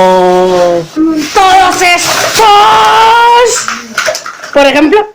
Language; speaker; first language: Spanish; native; Spanish